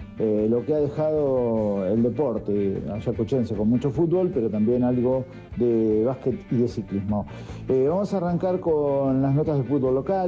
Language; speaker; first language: Spanish; native; Spanish